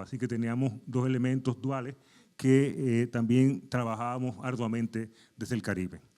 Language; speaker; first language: Spanish; native; Spanish